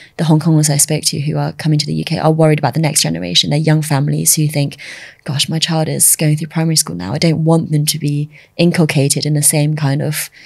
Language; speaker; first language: English; early bilingual, other home language; Chinese